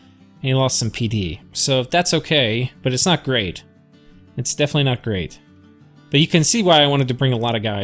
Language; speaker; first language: English; native; English